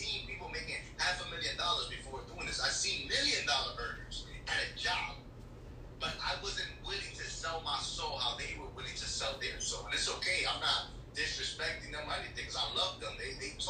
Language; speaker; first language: English; native; English